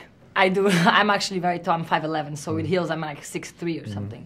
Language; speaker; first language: English; non-native, fluent; Portuguese